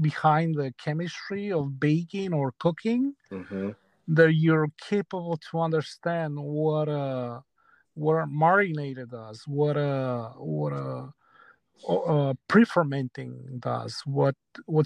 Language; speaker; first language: English; early bilingual, other home language; Spanish